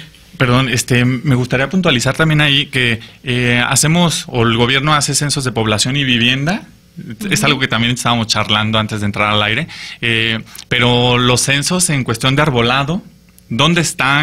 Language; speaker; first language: Spanish; native; Spanish